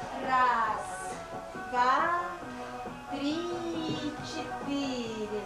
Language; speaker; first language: Russian; non-native, local second language; Yakut